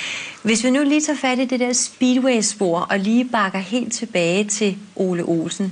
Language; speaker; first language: Danish; native; Danish